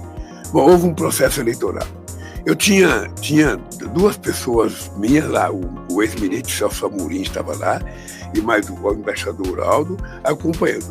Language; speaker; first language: Portuguese; native; Portuguese